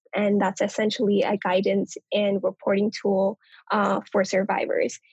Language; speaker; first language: English; non-native, local second language; Nepali